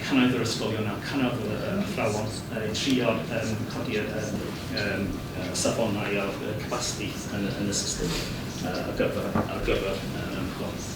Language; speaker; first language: Welsh; non-native, learner; English